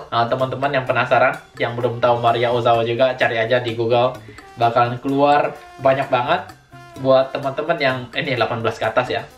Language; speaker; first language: Indonesian; native; Indonesian